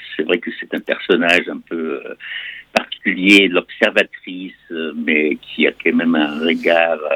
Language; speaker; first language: French; non-native, fluent; German